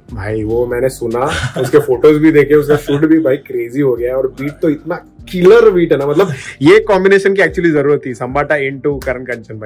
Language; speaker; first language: Hindi; non-native, local second language; Marathi